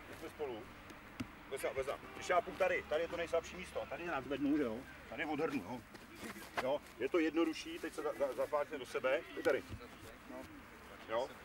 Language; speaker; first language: Czech; native; Czech